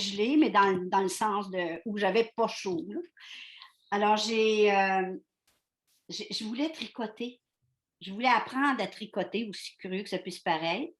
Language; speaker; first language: French; native; French